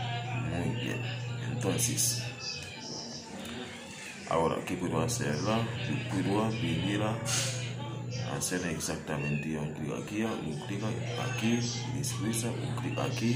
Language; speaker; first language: Spanish; non-native, learner; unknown